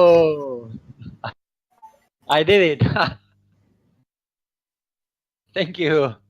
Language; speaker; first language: English; non-native, fluent; Spanish